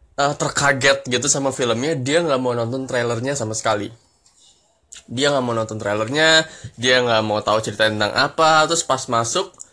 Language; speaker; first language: Indonesian; native; Indonesian